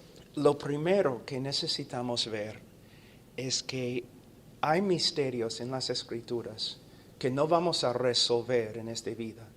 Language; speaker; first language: Spanish; non-native, fluent; English